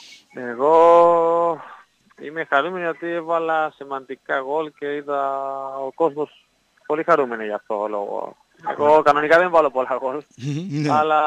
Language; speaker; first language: Greek; non-native, learner; Spanish